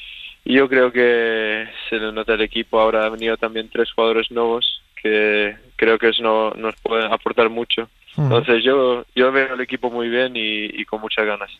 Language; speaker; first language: Spanish; early bilingual, other home language; Swedish